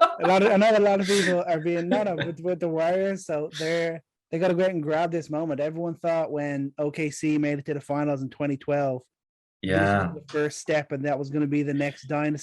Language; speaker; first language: English; native; English